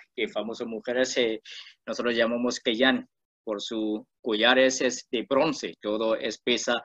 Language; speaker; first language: Spanish; non-native, learner; Burmese